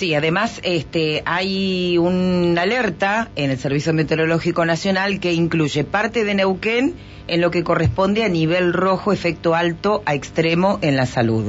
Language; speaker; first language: Spanish; native; Spanish